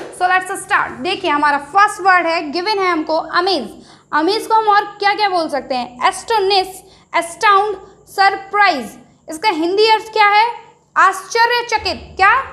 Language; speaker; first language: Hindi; native; Hindi